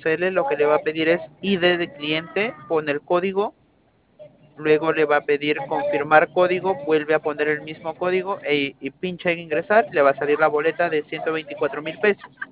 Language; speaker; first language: Spanish; native; Spanish